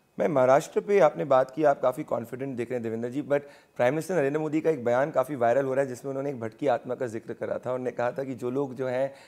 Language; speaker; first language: Hindi; native; Hindi